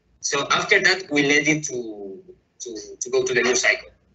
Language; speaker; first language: English; non-native, fluent; Spanish